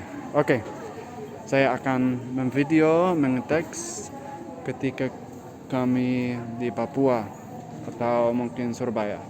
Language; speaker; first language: Indonesian; non-native, learner; English